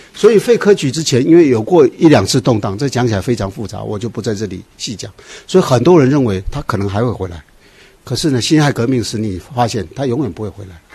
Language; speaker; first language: Chinese; native; Chinese